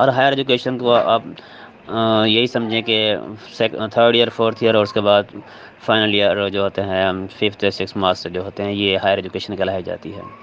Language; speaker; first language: Urdu; non-native, local second language; Saraiki